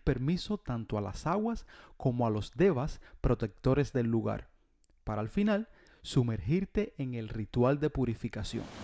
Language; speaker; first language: Spanish; native; Spanish